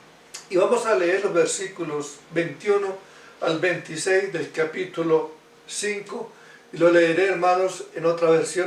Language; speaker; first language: Spanish; native; Spanish